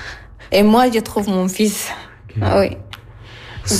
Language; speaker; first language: French; non-native, learner; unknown